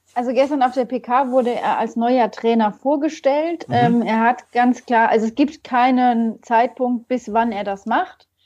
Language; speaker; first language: German; native; German